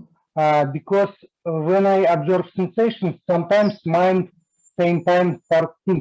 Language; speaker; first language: English; non-native, learner; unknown